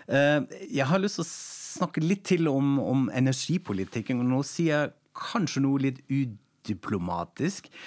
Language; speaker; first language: Norwegian; non-native, fluent; German